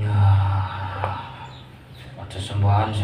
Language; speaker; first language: Indonesian; non-native, local second language; Javanese